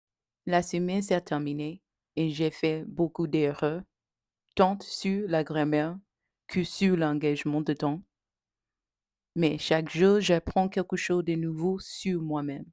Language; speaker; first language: French; non-native, learner; English